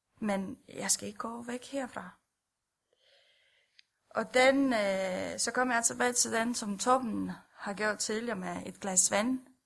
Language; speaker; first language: Danish; non-native, fluent; Romanian